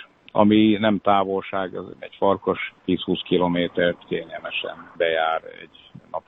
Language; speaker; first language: Hungarian; native; Hungarian